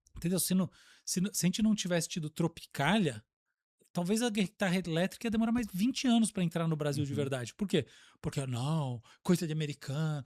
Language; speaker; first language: Portuguese; native; Portuguese